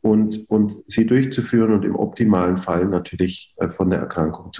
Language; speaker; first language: German; native; German